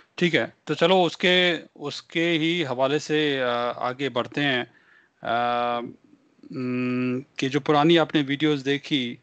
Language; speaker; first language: Hindi; non-native, local second language; Punjabi